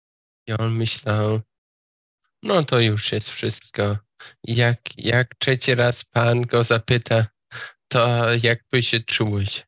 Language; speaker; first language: Polish; non-native, fluent; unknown